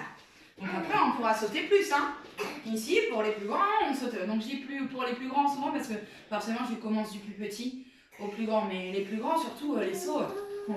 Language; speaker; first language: French; native; French